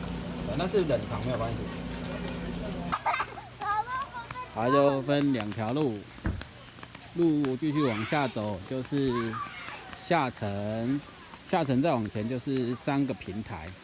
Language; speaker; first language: Chinese; native; Chinese